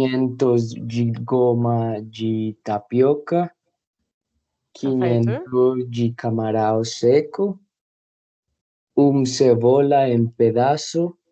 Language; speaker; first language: Portuguese; non-native, learner; Spanish